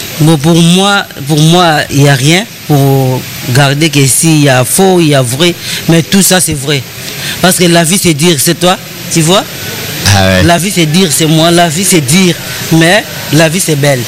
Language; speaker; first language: French; non-native, learner; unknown